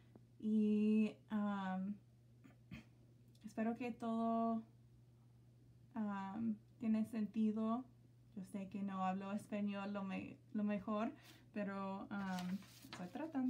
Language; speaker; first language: Spanish; non-native, learner; English